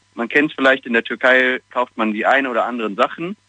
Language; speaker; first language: German; non-native, fluent; Italian